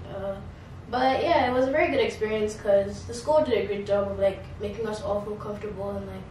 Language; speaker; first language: English; non-native, local second language; Yoruba